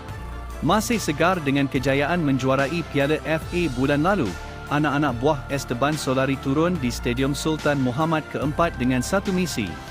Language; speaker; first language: Malay; native; Malay